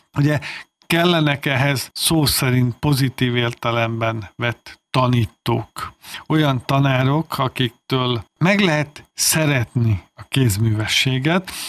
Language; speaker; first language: Hungarian; native; Hungarian